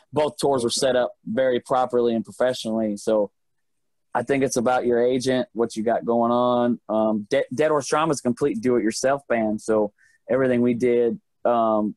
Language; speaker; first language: English; native; English